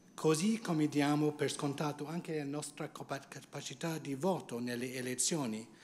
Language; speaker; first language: Italian; non-native, fluent; English